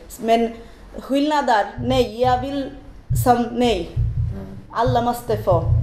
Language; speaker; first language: Swedish; non-native, learner; Bangla